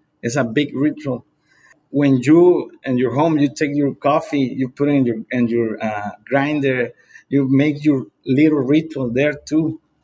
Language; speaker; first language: English; non-native, learner; Spanish